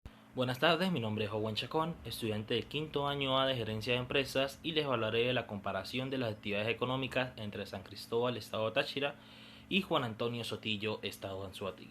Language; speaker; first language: Spanish; native; Spanish